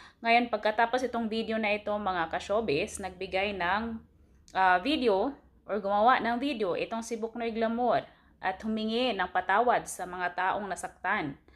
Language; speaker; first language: Filipino; non-native, local second language; Cebuano